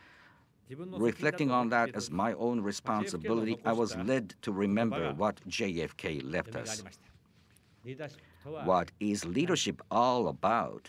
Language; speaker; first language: English; non-native, fluent; Japanese